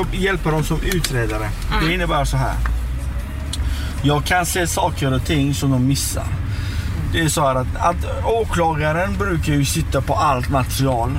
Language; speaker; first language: Swedish; early bilingual, other home language; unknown